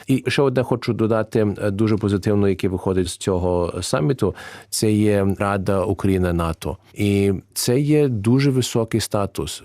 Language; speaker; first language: Ukrainian; early bilingual, heritage; Ukrainian